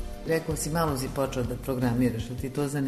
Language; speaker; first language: Serbian; native; Serbian